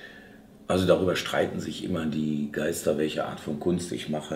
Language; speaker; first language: German; native; German